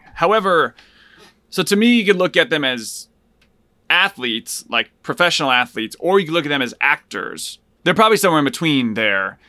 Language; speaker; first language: English; native; English